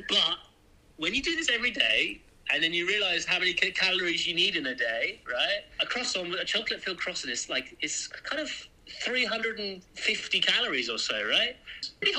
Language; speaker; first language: English; native; English